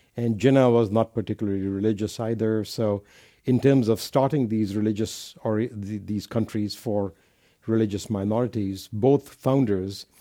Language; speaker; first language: English; non-native, local second language; Urdu